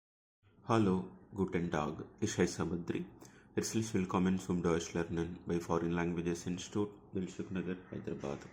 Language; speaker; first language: German; non-native, fluent; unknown